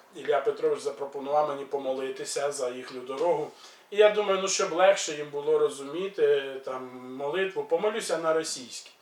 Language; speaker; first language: Ukrainian; native; Ukrainian